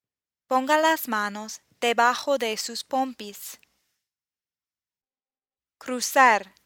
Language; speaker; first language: Spanish; non-native, fluent; English